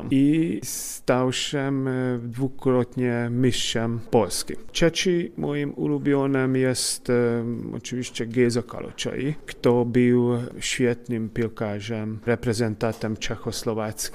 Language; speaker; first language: Polish; non-native, fluent; Hungarian